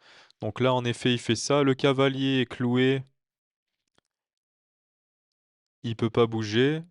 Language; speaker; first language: French; native; French